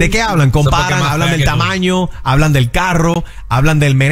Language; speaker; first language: Spanish; native; Spanish